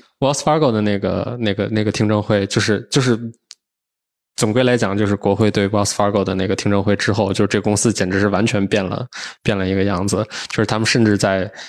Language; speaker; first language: Chinese; native; Chinese